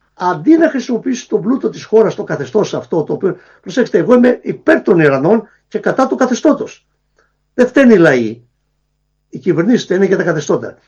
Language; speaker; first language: Greek; native; Greek